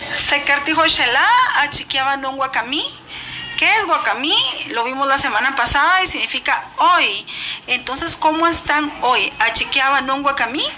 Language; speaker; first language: Spanish; non-native, local second language; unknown